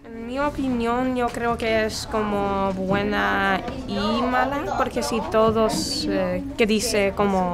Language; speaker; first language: Spanish; non-native, learner; English